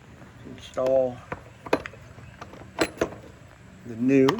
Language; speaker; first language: English; native; English